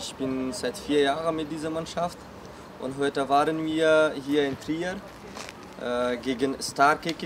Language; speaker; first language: German; non-native, learner; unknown